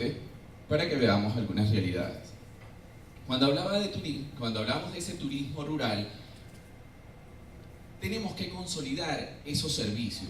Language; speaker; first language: Spanish; native; Spanish